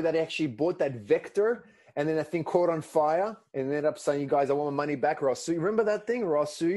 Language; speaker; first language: English; non-native, local second language; Greek